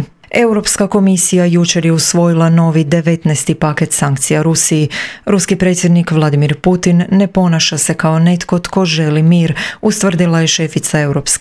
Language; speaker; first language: Croatian; native; Croatian